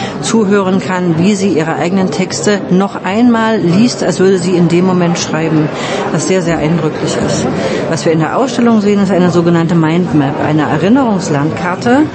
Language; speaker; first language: German; native; German